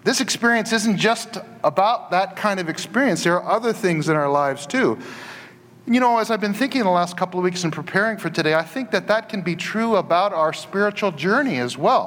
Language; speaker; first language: English; native; English